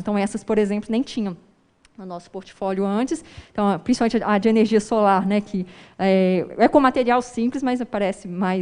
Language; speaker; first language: Portuguese; native; Portuguese